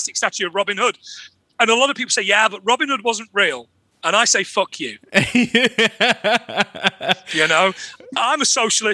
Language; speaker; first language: English; native; English